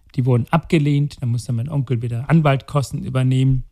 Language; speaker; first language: German; non-native, local second language; Tamil